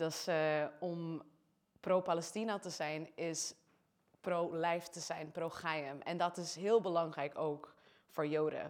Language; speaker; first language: Dutch; non-native, fluent; Portuguese